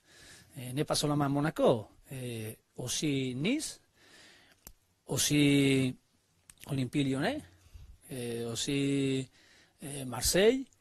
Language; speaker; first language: French; non-native, learner; Spanish